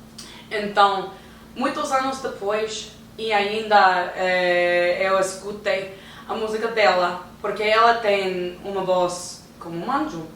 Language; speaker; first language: Portuguese; non-native, learner; English